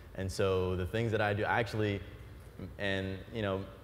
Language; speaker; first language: English; native; English